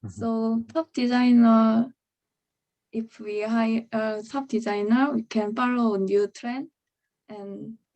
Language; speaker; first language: English; non-native, learner; Korean